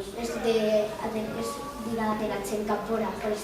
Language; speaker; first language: Basque; non-native, local second language; Spanish